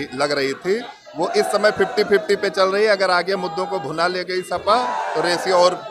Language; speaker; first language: Hindi; native; Hindi